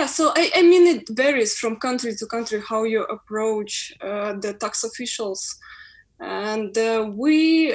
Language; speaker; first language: English; non-native, fluent; Ukrainian